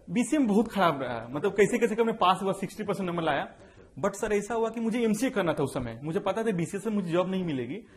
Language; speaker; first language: Hindi; native; Hindi